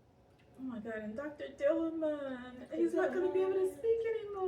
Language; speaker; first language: English; native; English